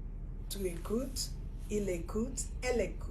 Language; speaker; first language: French; non-native, fluent; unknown